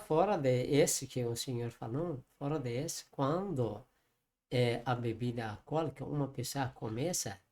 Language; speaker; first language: Portuguese; non-native, learner; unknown